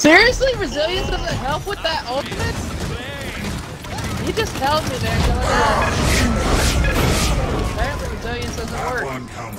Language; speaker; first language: English; native; English